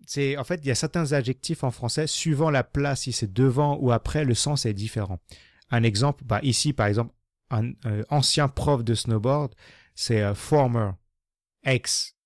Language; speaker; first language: French; native; French